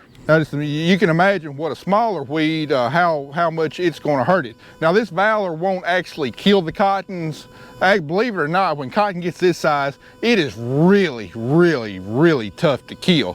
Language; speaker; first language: English; native; English